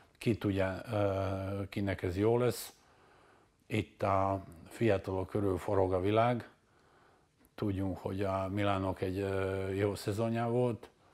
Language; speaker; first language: Hungarian; non-native, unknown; Serbian